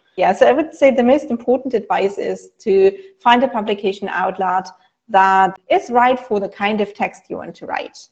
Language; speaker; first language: English; non-native, fluent; German